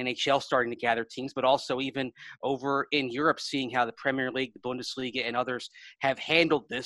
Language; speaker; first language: English; native; English